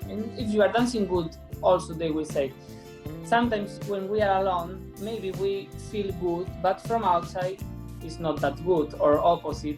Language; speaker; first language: English; non-native, fluent; Spanish